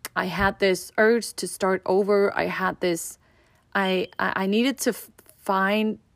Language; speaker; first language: English; non-native, fluent; Danish